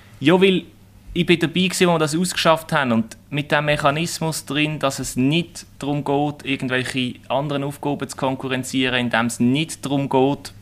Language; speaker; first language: German; native; German